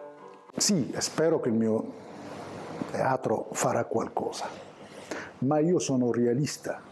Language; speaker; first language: Italian; non-native, fluent; Arabic